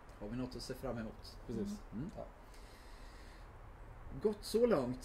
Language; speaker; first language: Swedish; native; Swedish